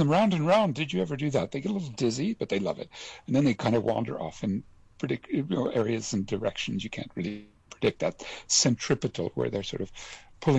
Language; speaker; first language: English; native; English